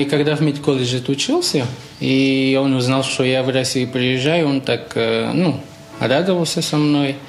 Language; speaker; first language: Russian; non-native, fluent; Portuguese